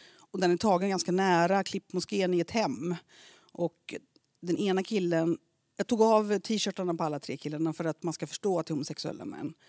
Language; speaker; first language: Swedish; native; Swedish